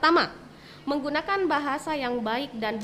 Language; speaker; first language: Indonesian; native; Indonesian